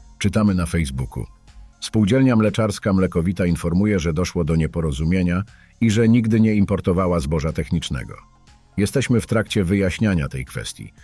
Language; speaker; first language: Polish; native; Polish